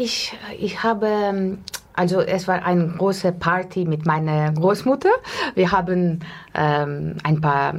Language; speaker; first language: German; non-native, learner; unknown